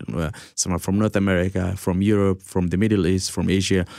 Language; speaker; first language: English; early bilingual, other home language; Somali